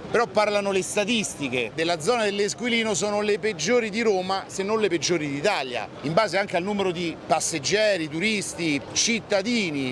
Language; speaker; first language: Italian; native; Italian